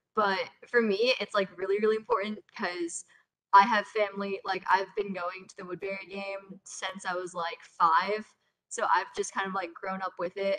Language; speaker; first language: English; native; English